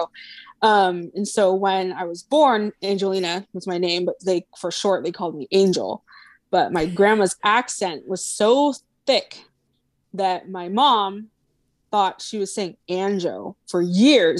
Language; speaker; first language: English; native; English